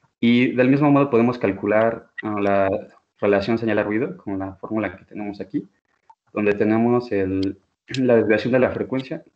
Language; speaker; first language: Spanish; native; Spanish